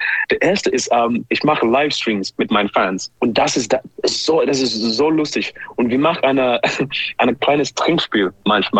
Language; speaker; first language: German; non-native, learner; English